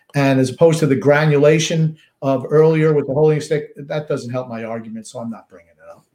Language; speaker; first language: English; native; English